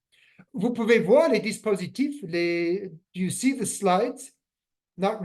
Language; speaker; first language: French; non-native, fluent; English